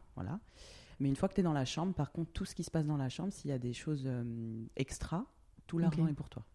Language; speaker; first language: French; native; French